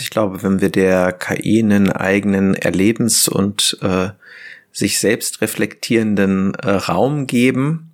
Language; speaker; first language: German; native; German